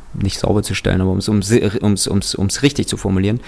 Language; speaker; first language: German; early bilingual, other home language; Russian